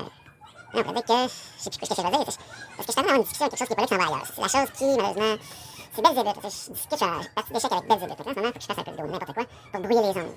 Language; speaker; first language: French; native; French